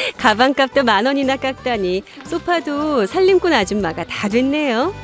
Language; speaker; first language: Korean; native; Korean